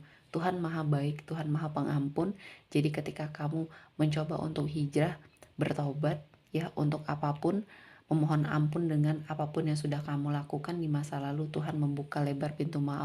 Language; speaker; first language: Indonesian; native; Indonesian